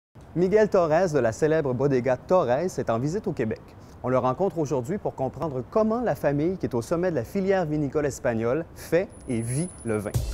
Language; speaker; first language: French; native; French